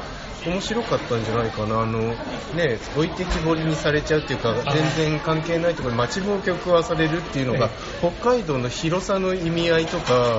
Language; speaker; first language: Japanese; native; Japanese